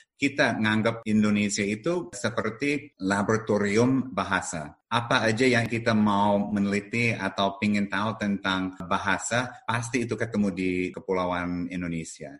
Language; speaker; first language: Indonesian; non-native, fluent; English